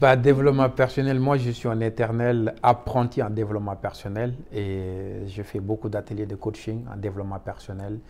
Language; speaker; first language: French; non-native, local second language; Wolof